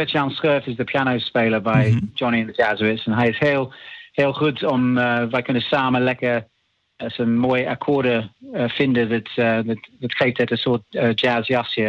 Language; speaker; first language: Dutch; non-native, learner; English